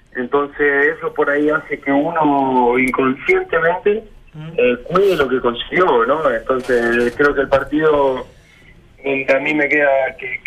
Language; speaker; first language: Spanish; native; Spanish